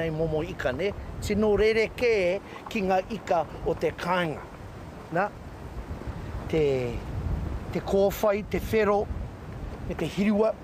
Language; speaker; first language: Māori; non-native, local second language; English